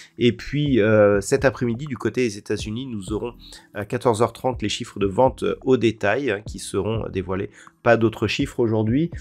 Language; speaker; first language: French; native; French